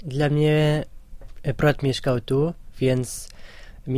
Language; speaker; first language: Polish; non-native, learner; Hebrew